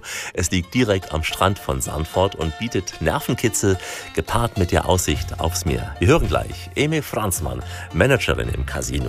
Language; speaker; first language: German; native; German